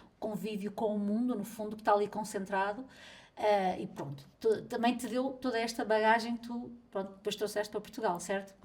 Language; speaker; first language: Portuguese; native; Portuguese